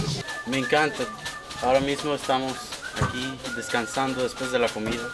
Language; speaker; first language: Spanish; non-native, fluent; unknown